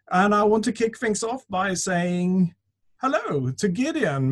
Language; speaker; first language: English; non-native, fluent; Swedish